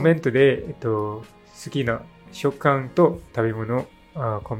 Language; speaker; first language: Japanese; non-native, learner; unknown